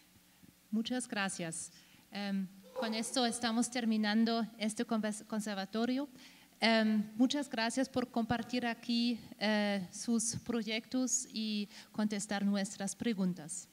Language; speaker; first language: Spanish; non-native, fluent; German